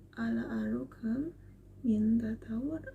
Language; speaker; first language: Arabic; non-native, learner; Indonesian